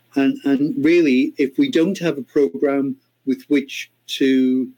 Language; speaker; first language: English; native; English